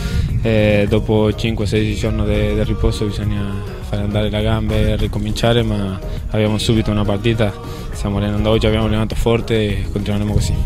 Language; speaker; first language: Italian; non-native, fluent; Spanish